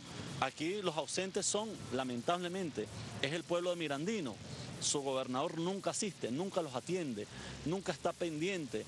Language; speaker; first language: Spanish; native; Spanish